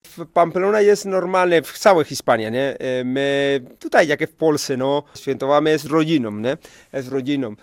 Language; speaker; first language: Polish; non-native, learner; Spanish